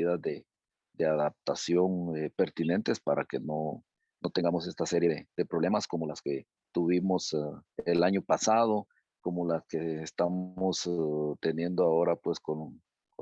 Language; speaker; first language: Spanish; native; Spanish